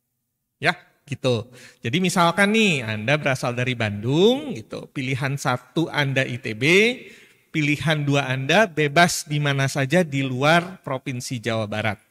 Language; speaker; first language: Indonesian; native; Indonesian